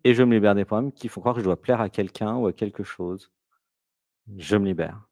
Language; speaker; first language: French; native; French